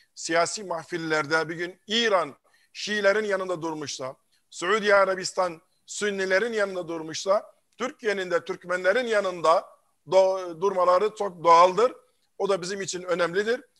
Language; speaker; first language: Turkish; early bilingual, heritage; Arabic